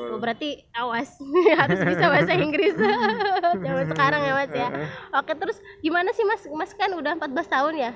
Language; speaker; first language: Indonesian; non-native, local second language; Javanese